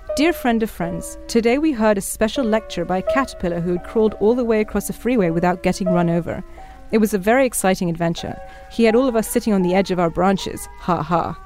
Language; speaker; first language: English; early bilingual, other home language; Spanish